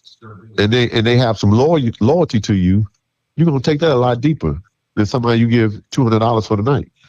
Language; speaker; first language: English; native; English